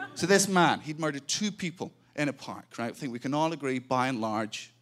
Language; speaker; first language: English; native; English